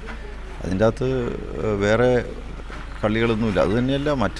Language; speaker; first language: Malayalam; native; Malayalam